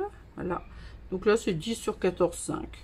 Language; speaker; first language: French; native; French